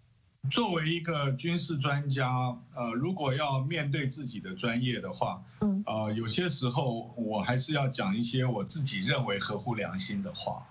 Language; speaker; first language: Chinese; native; Chinese